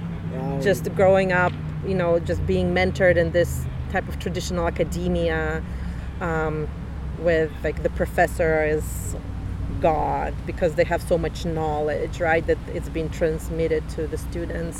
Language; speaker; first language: English; non-native, fluent; Russian